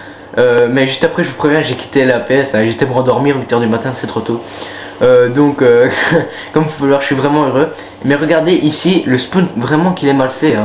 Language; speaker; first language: French; native; French